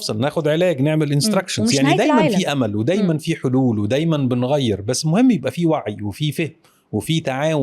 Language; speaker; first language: Arabic; native; Arabic